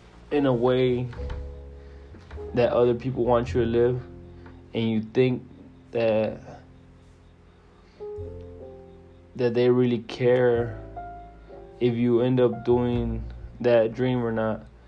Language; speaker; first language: English; early bilingual, other home language; Spanish